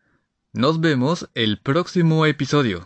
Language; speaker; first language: Spanish; non-native, fluent; Japanese